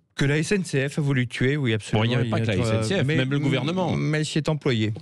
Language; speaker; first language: French; native; French